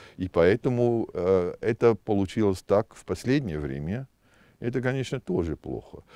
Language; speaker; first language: Russian; non-native, fluent; German